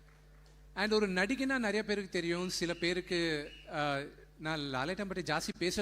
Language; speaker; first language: Tamil; non-native, local second language; Telugu